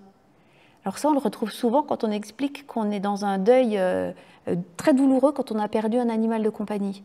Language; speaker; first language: French; native; French